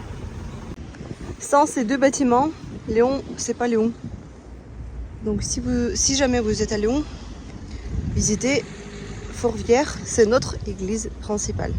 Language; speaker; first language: French; non-native, fluent; Russian